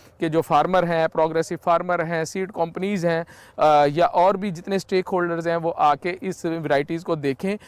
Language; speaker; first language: Urdu; native; Urdu